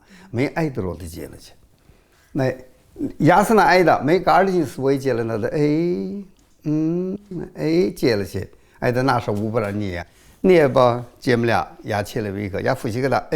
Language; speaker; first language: Russian; non-native, learner; Chinese